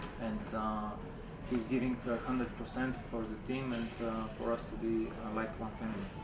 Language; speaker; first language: English; non-native, fluent; Bulgarian